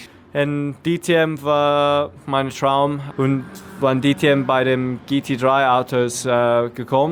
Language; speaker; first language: German; non-native, learner; English